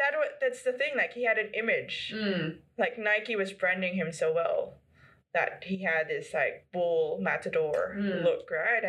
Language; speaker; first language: English; non-native, local second language; Filipino